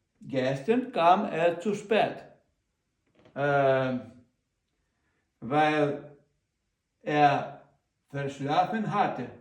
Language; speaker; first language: German; non-native, learner; Ukrainian